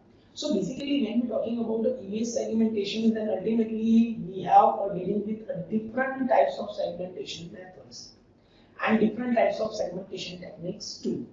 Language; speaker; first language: English; non-native, local second language; Gujarati